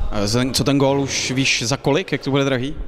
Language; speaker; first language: Czech; native; Czech